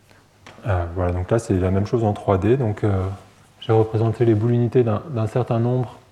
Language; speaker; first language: French; native; French